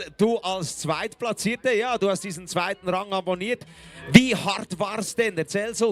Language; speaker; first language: German; native; German